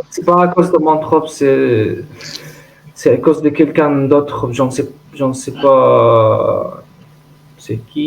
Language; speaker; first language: French; non-native, learner; Arabic